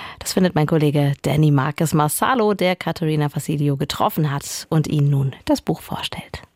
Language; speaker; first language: German; native; German